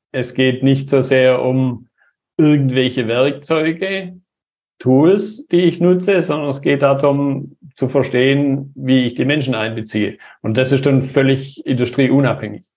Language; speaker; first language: German; native; German